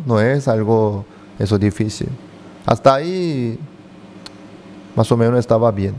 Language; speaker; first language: Spanish; non-native, fluent; Korean